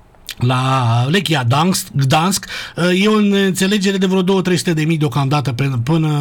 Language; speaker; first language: Romanian; native; Romanian